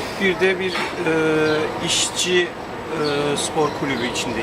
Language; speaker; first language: Turkish; early bilingual, heritage; Turkish